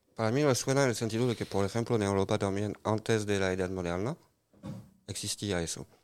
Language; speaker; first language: Spanish; non-native, fluent; French